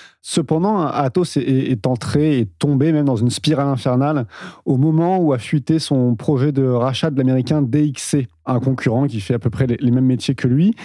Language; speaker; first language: French; native; French